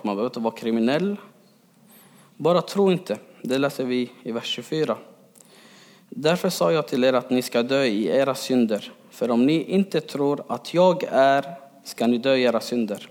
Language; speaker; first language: Swedish; early bilingual, other home language; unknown